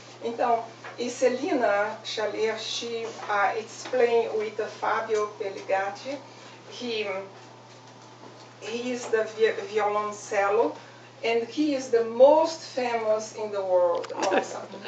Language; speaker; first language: English; non-native, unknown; Portuguese